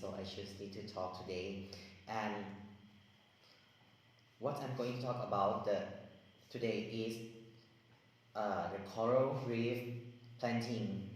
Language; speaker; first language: English; non-native, learner; Thai